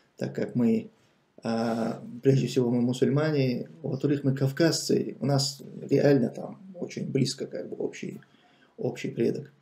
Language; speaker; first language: Russian; non-native, local second language; Chechen